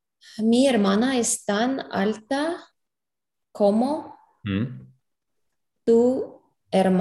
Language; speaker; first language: Spanish; non-native, learner; English